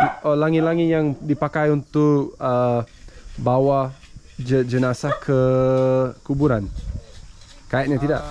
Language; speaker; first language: Indonesian; non-native, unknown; English